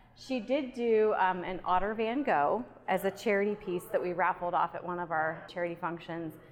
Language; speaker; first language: English; native; English